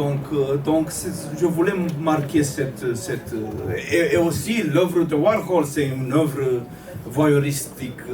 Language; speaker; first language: French; non-native, fluent; Romanian